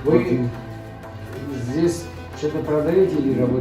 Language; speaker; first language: Russian; non-native, local second language; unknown